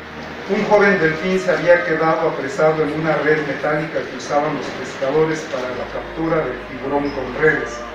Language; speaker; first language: Spanish; native; Spanish